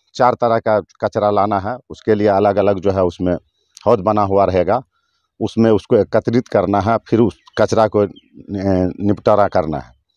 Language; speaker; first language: Hindi; native; Hindi